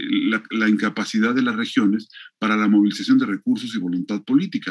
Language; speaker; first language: Spanish; native; Spanish